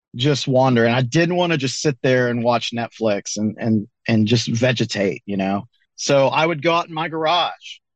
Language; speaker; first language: English; native; English